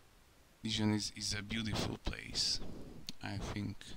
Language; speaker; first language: English; non-native, learner; Hungarian